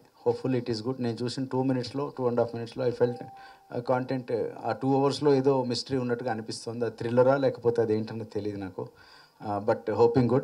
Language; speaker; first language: Telugu; native; Telugu